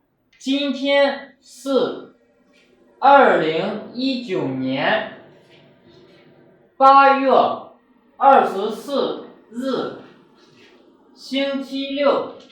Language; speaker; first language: Chinese; non-native, fluent; Urdu